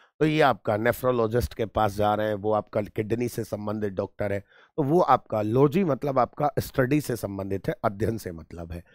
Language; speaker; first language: Hindi; native; Hindi